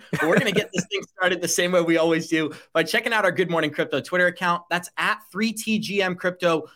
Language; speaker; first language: English; native; English